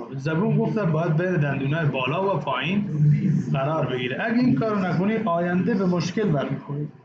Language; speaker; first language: Persian; non-native, local second language; Baluchi